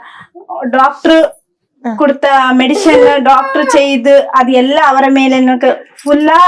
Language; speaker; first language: Malayalam; non-native, learner; Tamil